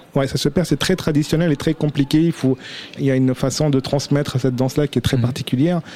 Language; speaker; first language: French; early bilingual, other home language; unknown